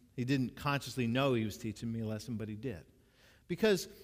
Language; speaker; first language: English; native; English